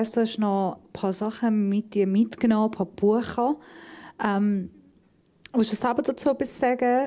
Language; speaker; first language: German; non-native, fluent; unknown